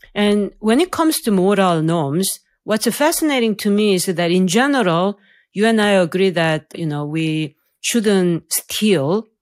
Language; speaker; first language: English; non-native, fluent; Korean